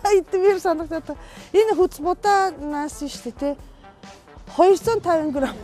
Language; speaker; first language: Mongolian; non-native, fluent; Japanese